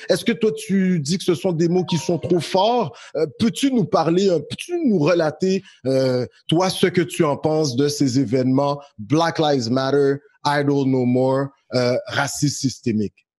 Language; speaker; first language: French; native; French